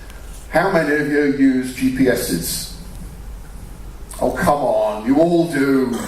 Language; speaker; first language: English; native; English